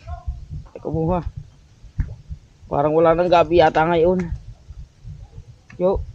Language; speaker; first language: Filipino; native; Filipino